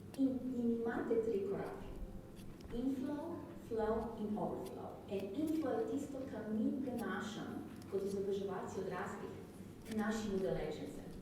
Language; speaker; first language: Slovenian; non-native, fluent; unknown